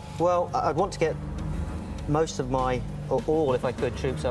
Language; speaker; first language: English; native; English